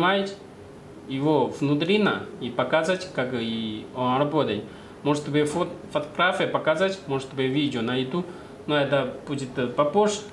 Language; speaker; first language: Russian; non-native, learner; Chinese